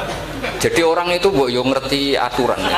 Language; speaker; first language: Indonesian; non-native, local second language; Javanese